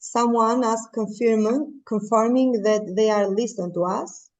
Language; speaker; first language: English; non-native, fluent; Albanian